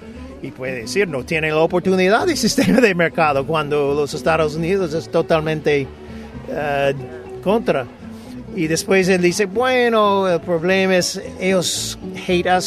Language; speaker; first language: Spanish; non-native, fluent; English